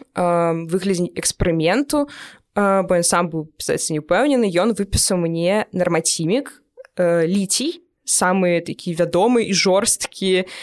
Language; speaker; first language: Belarusian; native; Belarusian